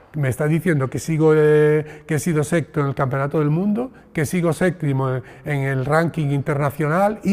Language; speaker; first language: Spanish; native; Spanish